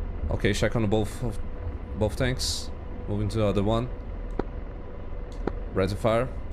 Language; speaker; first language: English; non-native, fluent; Portuguese